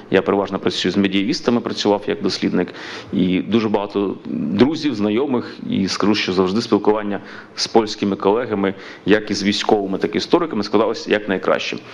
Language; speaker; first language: Ukrainian; native; Ukrainian